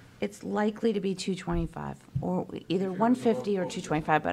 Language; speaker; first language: English; native; English